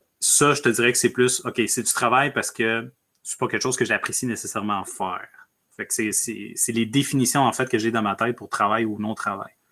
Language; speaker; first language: French; early bilingual, other home language; Spanish